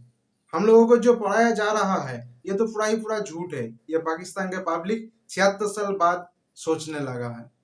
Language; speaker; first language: Hindi; non-native, local second language; Bangla